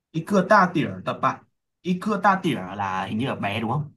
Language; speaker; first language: Chinese; non-native, learner; Vietnamese